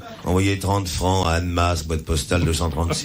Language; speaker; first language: French; native; French